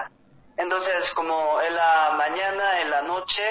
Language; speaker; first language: Spanish; non-native, learner; Korean